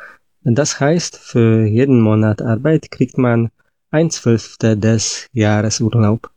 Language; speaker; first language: German; non-native, learner; Polish